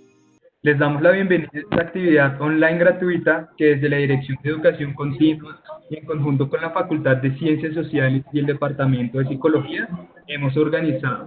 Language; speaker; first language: Spanish; native; Spanish